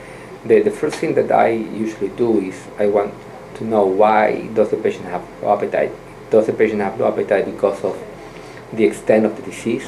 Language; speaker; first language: English; non-native, fluent; Spanish